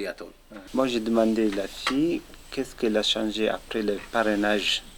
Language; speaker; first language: French; non-native, fluent; Amharic